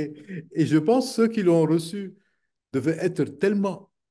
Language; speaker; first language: French; non-native, local second language; Arabic